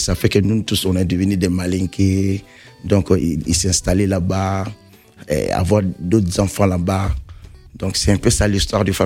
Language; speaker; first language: French; non-native, local second language; Mandingo